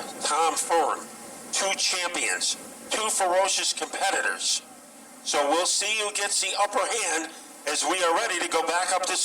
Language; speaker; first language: English; native; English